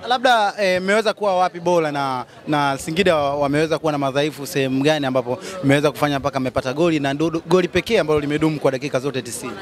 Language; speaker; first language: Swahili; native; Swahili